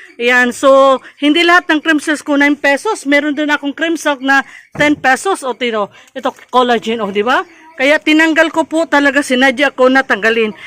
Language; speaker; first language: Filipino; non-native, local second language; Cebuano